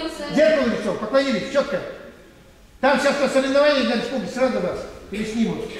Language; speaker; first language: Russian; native; Russian